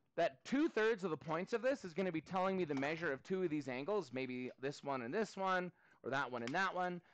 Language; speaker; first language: English; native; English